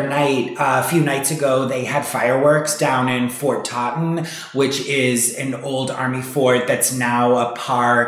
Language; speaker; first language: English; native; English